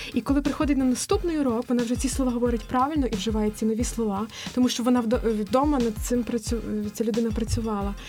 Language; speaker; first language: Ukrainian; native; Ukrainian